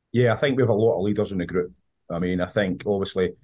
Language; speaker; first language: English; native; English